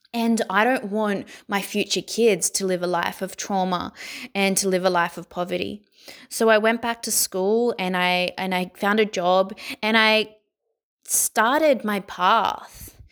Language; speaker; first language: English; native; English